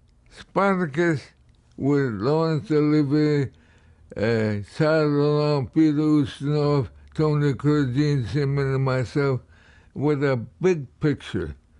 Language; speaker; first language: English; native; English